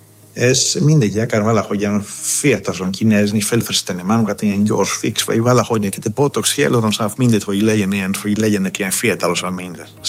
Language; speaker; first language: Hungarian; non-native, learner; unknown